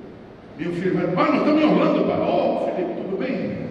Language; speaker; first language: Italian; non-native, fluent; Portuguese